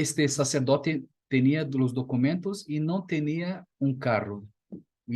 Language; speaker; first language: Spanish; non-native, fluent; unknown